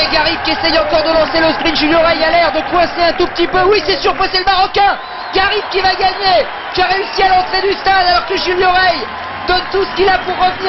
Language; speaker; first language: French; native; French